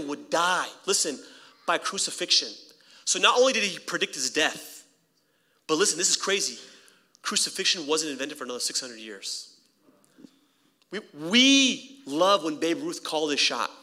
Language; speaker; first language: English; native; English